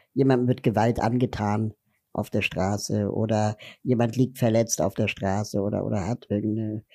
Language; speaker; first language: German; native; German